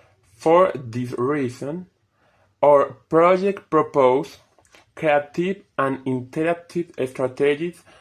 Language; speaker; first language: English; non-native, fluent; Spanish